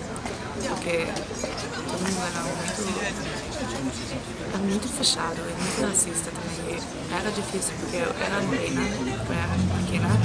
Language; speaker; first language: Portuguese; early bilingual, heritage; Portuguese